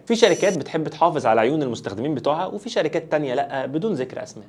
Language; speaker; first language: Arabic; native; Arabic